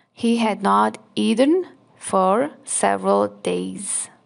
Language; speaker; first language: English; non-native, fluent; Persian